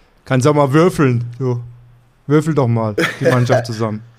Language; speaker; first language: German; native; German